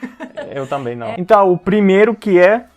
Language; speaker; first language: Portuguese; non-native, fluent; Russian